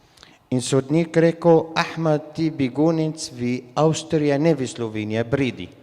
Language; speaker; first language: Slovenian; non-native, learner; Arabic